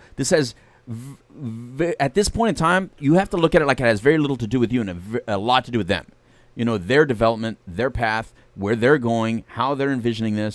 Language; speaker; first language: English; native; English